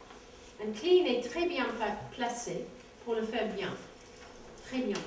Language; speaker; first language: French; non-native, fluent; English